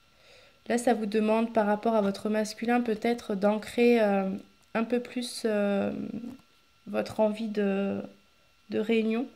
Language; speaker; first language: French; native; French